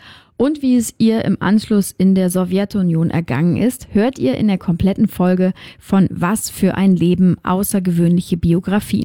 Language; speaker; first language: German; native; German